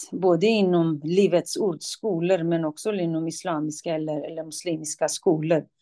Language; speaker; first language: Swedish; non-native, fluent; Kurdish